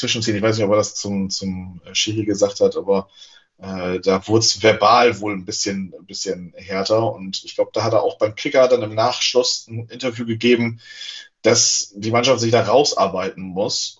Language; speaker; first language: German; native; German